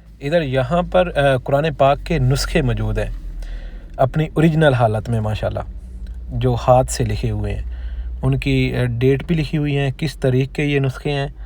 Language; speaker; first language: Urdu; non-native, local second language; Punjabi